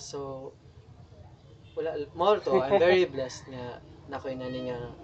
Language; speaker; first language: English; non-native, local second language; Cebuano